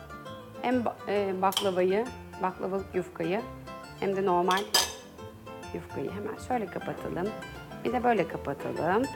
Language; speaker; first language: Turkish; native; Turkish